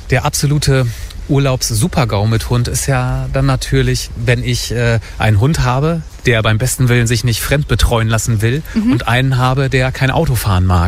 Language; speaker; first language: German; native; German